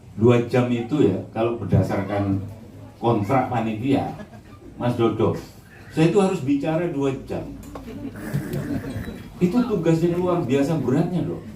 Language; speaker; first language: Indonesian; non-native, local second language; Javanese